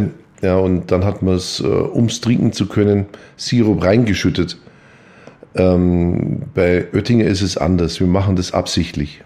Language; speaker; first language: German; native; German